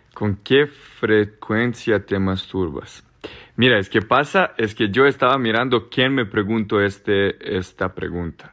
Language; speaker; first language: Spanish; non-native, learner; Serbian